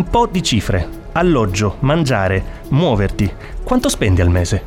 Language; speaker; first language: Italian; native; Italian